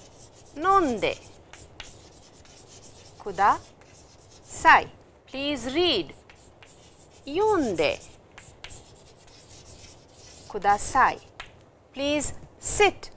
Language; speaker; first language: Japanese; non-native, fluent; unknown